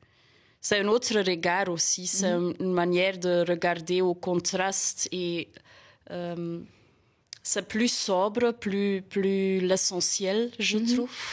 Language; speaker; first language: French; non-native, fluent; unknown